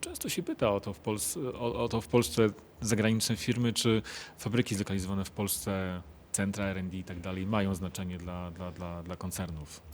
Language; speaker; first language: Polish; native; Polish